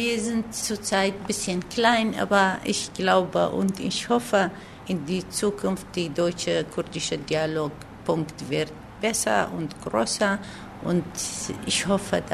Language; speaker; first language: German; non-native, fluent; Kurdish